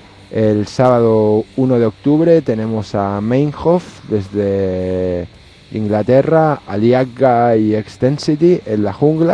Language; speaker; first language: Spanish; native; Spanish